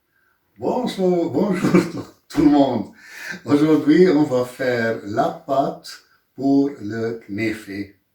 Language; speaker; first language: French; non-native, local second language; Arabic